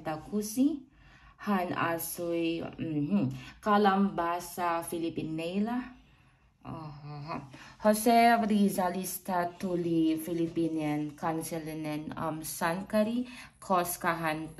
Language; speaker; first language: Finnish; non-native, learner; Filipino